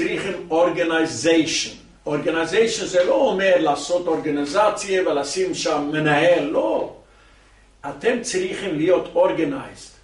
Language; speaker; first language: Hebrew; non-native, fluent; English